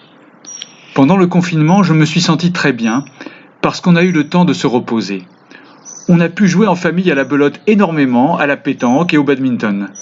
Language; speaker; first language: French; native; French